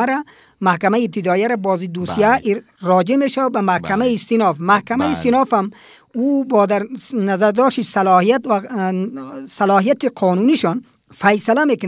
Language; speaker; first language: Persian; native; Persian